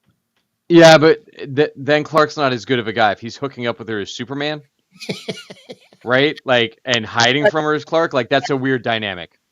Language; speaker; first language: English; native; English